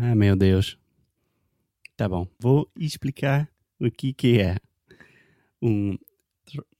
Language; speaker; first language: Portuguese; non-native, fluent; English